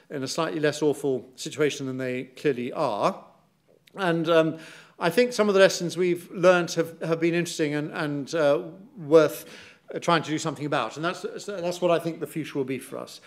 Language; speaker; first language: English; native; English